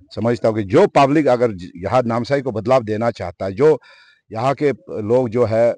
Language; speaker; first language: Hindi; non-native, local second language; Nyishi